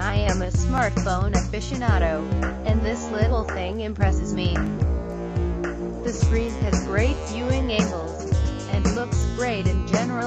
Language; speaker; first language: English; native; English